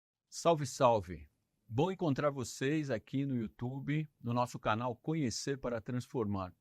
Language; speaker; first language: Portuguese; native; Portuguese